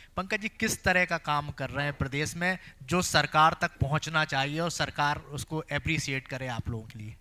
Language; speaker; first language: Hindi; native; Hindi